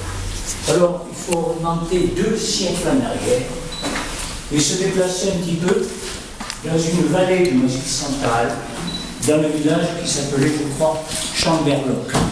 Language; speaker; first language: French; native; French